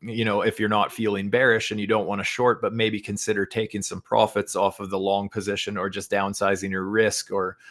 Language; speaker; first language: English; native; English